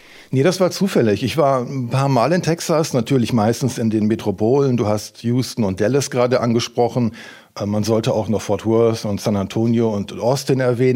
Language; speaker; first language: German; native; German